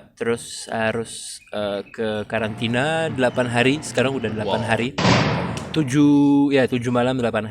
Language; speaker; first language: Indonesian; non-native, fluent; French